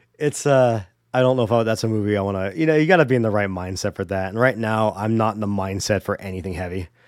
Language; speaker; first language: English; native; English